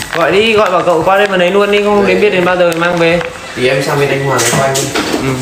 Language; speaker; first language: Vietnamese; native; Vietnamese